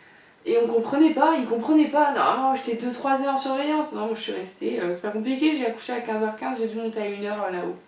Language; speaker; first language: French; native; French